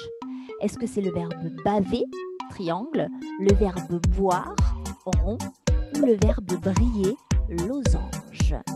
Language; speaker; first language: French; native; French